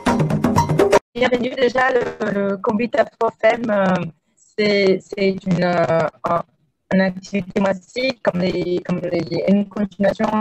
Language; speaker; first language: French; non-native, fluent; Portuguese